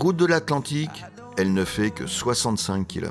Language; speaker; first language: French; native; French